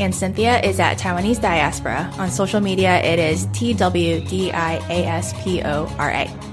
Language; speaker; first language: English; early bilingual, other home language; Chinese